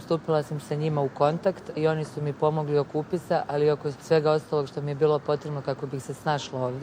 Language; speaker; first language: Bosnian; native; Bosnian